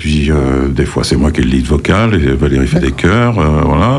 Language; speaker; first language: French; native; French